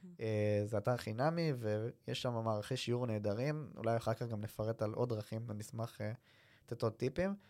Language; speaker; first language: Hebrew; native; Hebrew